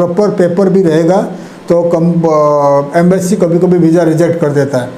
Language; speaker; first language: Hindi; non-native, local second language; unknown